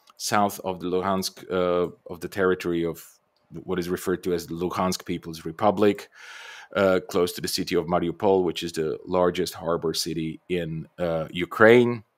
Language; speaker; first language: English; non-native, fluent; Bulgarian